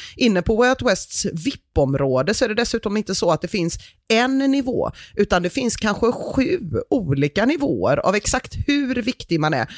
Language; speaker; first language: Swedish; native; Swedish